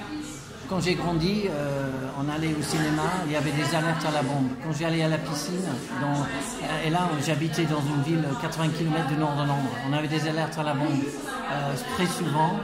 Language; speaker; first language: French; non-native, fluent; English